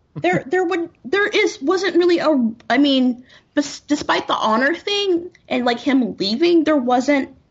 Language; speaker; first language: English; native; English